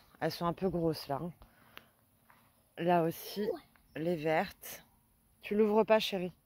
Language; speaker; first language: French; native; French